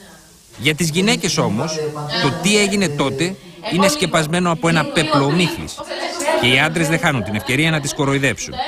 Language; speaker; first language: Greek; native; Greek